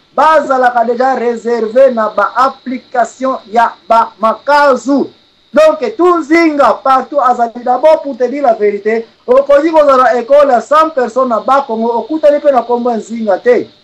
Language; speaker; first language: Lingala; non-native, local second language; Kongo